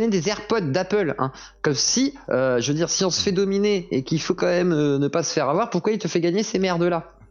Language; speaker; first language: French; native; French